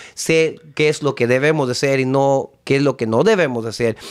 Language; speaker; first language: Spanish; early bilingual, heritage; Spanish